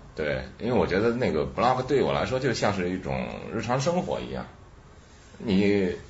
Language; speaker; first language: Chinese; native; Chinese